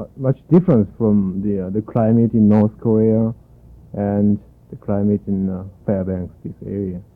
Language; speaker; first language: English; non-native, fluent; Korean